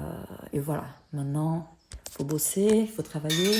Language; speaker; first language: French; non-native, fluent; Portuguese